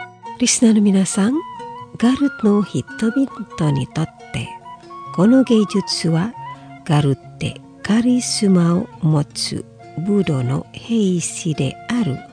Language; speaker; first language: Japanese; non-native, fluent; Indonesian